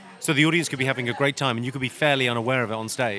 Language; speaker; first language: English; native; English